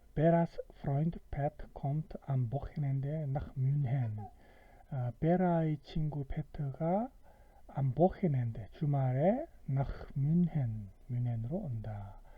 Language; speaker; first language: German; non-native, fluent; Korean